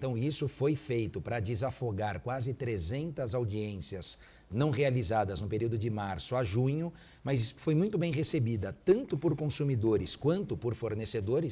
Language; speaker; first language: Portuguese; native; Portuguese